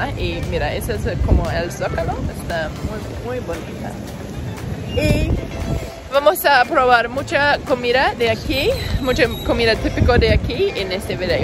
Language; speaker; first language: Spanish; non-native, learner; English